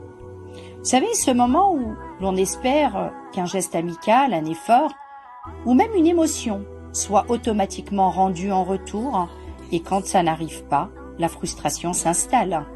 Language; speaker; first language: French; native; French